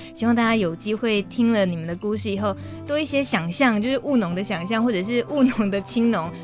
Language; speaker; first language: Chinese; native; Chinese